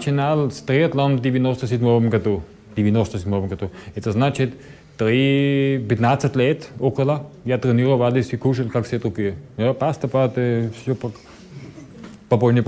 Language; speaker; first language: Russian; non-native, learner; German